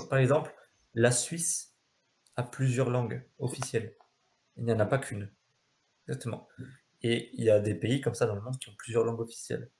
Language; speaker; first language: French; native; French